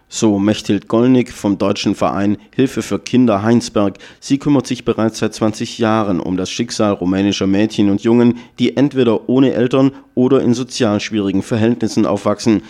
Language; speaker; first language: German; native; German